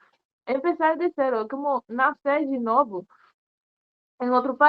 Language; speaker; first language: Portuguese; non-native, learner; Spanish